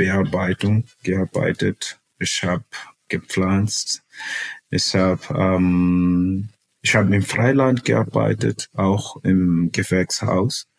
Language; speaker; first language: German; non-native, fluent; Portuguese